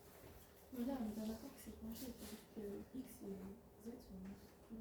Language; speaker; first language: French; native; French